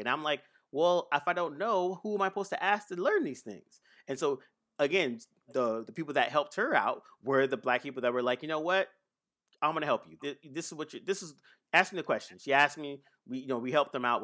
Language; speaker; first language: English; native; English